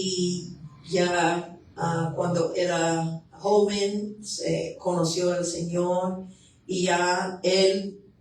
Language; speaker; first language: Spanish; non-native, fluent; English